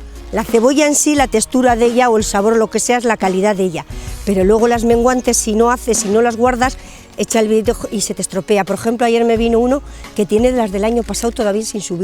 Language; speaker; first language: Spanish; native; Spanish